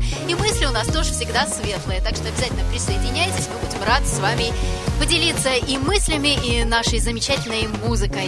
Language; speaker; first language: Russian; native; Russian